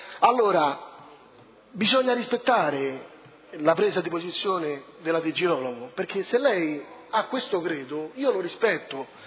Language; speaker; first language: Italian; native; Italian